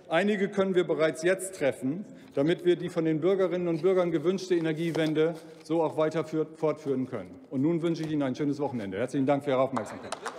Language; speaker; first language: German; non-native, local second language; Low German